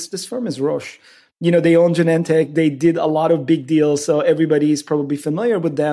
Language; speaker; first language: English; non-native, fluent; Turkish